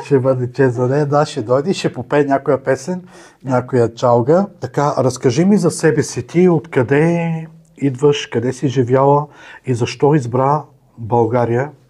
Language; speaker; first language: Bulgarian; native; Bulgarian